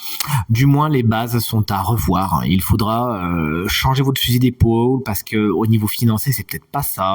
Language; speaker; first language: French; native; French